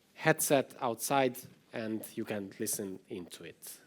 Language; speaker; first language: English; non-native, fluent; Romanian